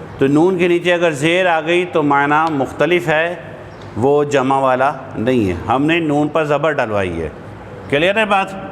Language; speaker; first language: Urdu; native; Urdu